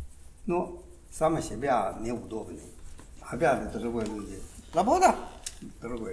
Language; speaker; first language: Russian; non-native, learner; Chinese